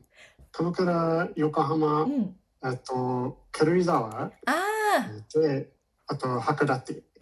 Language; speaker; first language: Japanese; non-native, learner; English